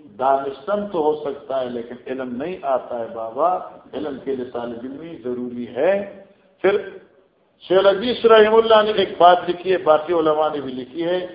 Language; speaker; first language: Urdu; non-native, local second language; Northern Hindko